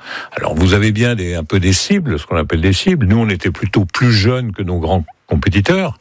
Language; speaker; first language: French; native; French